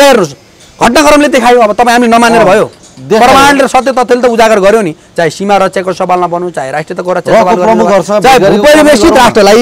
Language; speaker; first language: Nepali; native; Nepali